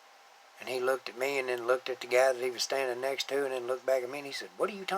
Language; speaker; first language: English; native; English